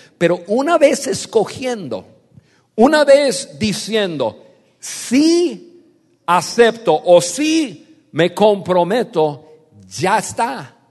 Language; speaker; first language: Spanish; non-native, fluent; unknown